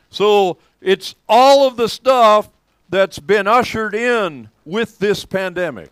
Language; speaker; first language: English; native; English